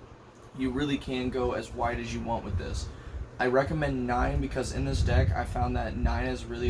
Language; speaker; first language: English; native; English